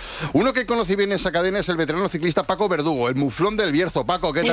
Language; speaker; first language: Spanish; native; Spanish